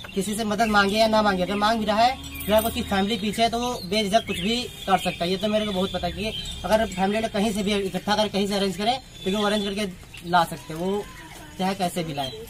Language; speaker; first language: Hindi; native; Hindi